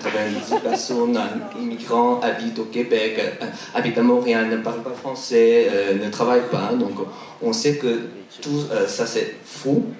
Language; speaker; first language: French; non-native, fluent; Korean